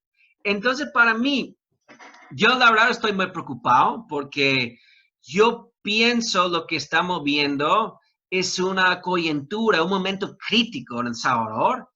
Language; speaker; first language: Spanish; non-native, fluent; English